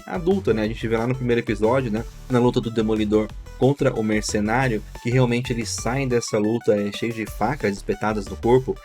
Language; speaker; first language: Portuguese; native; Portuguese